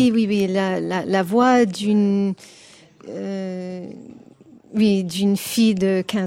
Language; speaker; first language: French; non-native, fluent; English